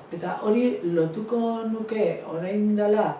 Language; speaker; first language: Basque; non-native, local second language; Spanish